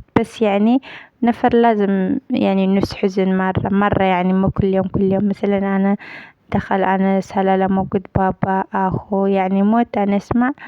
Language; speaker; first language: Arabic; non-native, learner; Amharic